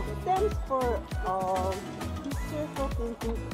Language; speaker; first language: English; non-native, learner; Mongolian